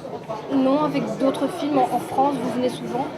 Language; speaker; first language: French; native; French